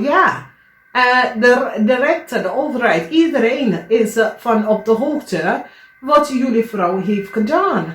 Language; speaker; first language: Dutch; non-native, learner; English